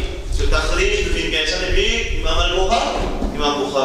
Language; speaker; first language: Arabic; non-native, fluent; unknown